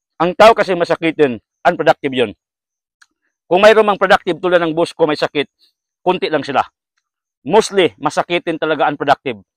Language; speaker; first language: Filipino; non-native, local second language; Cebuano